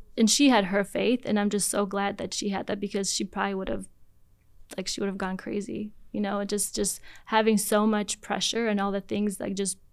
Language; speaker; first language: English; early bilingual, other home language; Polish